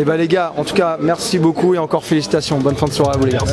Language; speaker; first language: French; native; French